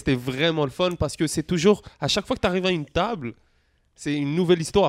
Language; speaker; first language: French; native; French